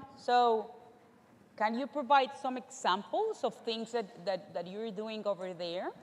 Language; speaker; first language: English; non-native, fluent; Spanish